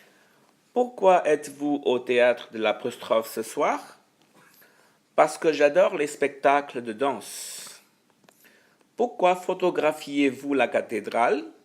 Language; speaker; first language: French; non-native, fluent; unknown